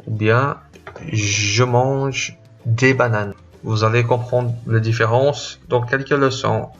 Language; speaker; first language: French; non-native, fluent; Portuguese